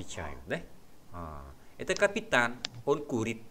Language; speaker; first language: Russian; non-native, fluent; Vietnamese